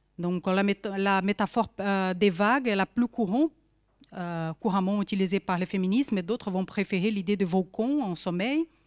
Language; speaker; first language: French; non-native, fluent; Portuguese